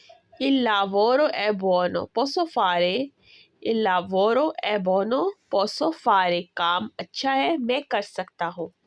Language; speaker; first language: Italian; non-native, fluent; Urdu